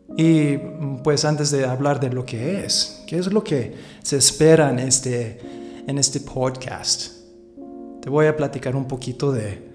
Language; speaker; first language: Spanish; early bilingual, heritage; Spanish